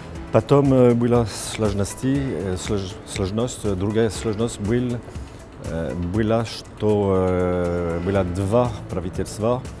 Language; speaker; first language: Russian; non-native, fluent; French